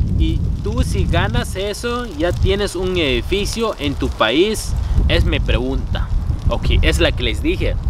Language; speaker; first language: Spanish; non-native, fluent; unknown